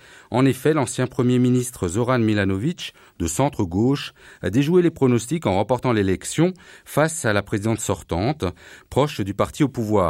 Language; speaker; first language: French; native; French